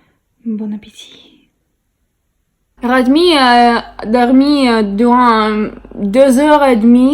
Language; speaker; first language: French; non-native, learner; Russian